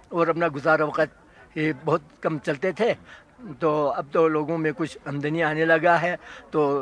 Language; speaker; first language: Urdu; non-native, local second language; Ladakhi